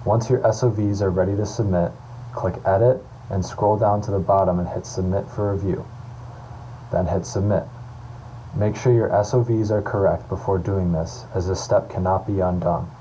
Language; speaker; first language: English; native; English